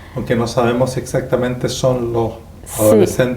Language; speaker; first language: Spanish; native; Spanish